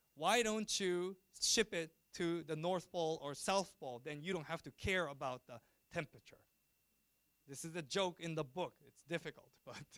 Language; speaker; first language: English; non-native, fluent; Japanese